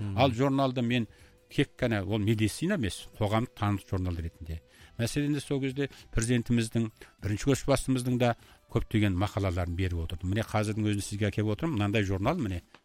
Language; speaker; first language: Kazakh; early bilingual, heritage; Kazakh